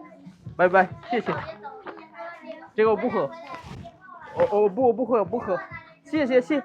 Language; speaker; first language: Chinese; non-native, learner; Bangla